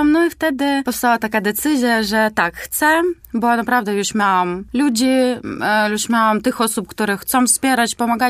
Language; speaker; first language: Polish; non-native, learner; Ukrainian